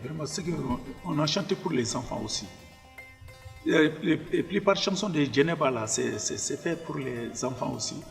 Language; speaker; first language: French; non-native, local second language; Bambara